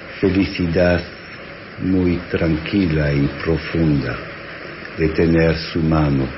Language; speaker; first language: Spanish; non-native, fluent; English